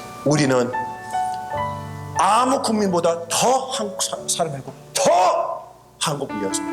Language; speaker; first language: Korean; early bilingual, heritage; Korean